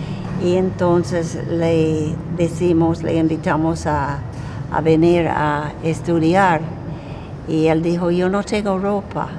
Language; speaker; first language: Spanish; non-native, fluent; English